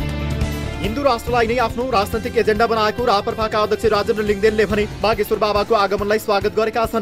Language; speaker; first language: Nepali; native; Nepali